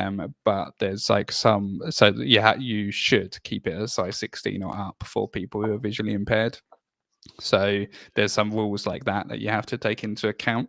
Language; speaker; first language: English; native; English